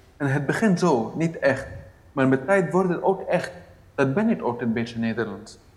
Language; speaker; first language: Dutch; non-native, fluent; Arabic